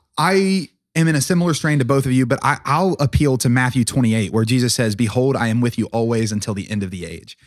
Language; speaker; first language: English; native; English